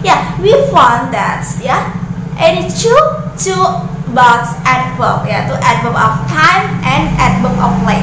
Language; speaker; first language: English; non-native, learner; Indonesian